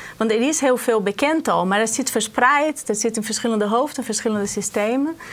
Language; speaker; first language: Dutch; non-native, fluent; Portuguese